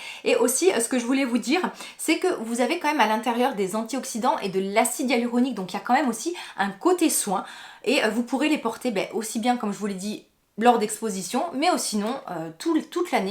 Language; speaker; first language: French; native; French